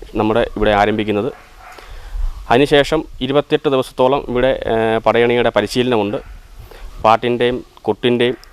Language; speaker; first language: Malayalam; native; Malayalam